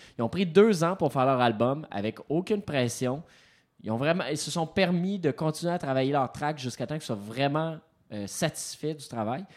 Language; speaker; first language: French; native; French